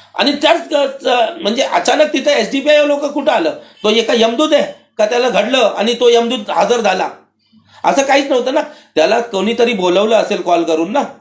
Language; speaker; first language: Marathi; non-native, local second language; Urdu